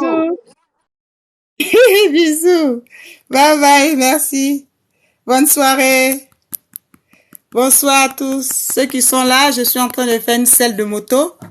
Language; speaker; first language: French; native; French